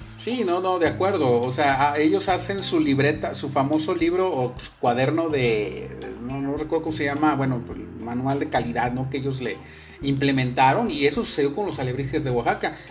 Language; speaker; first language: Spanish; native; Spanish